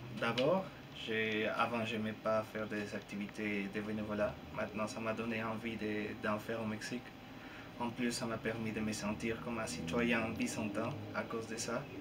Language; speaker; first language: French; non-native, fluent; Spanish